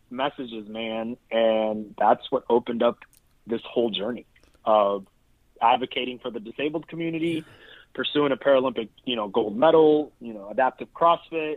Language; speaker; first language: English; native; English